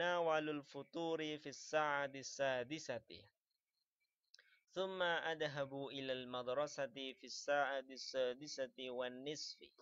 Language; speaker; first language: Arabic; non-native, fluent; Indonesian